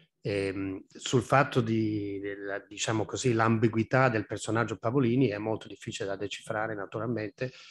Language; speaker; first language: Italian; non-native, fluent; English